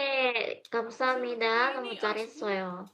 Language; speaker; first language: Korean; non-native, fluent; Indonesian